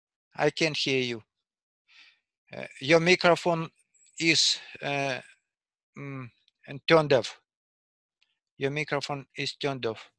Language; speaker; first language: English; non-native, learner; Russian